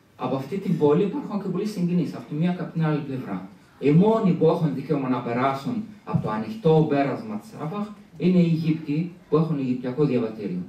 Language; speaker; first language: Greek; early bilingual, other home language; Arabic